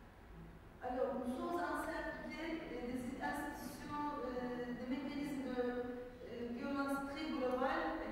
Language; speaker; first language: French; non-native, fluent; Turkish